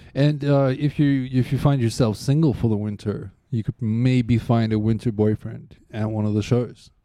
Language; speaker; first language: English; native; English